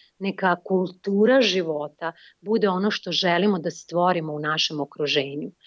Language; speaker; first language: Serbian; native; Serbian